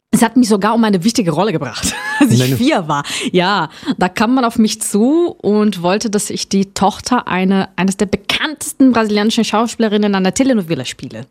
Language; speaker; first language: German; non-native, fluent; Portuguese